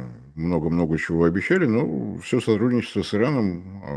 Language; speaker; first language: Russian; native; Russian